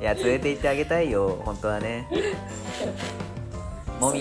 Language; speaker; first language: Japanese; native; Japanese